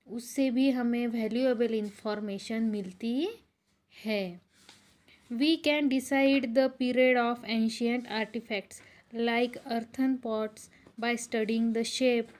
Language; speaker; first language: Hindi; non-native, local second language; Marathi